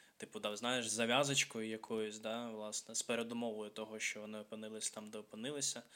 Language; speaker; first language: Ukrainian; native; Ukrainian